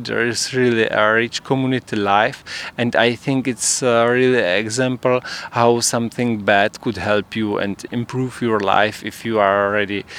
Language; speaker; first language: English; non-native, fluent; Czech